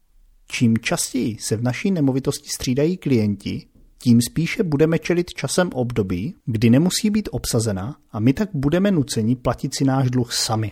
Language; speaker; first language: Czech; native; Czech